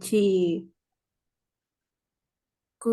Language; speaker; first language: Japanese; non-native, learner; Indonesian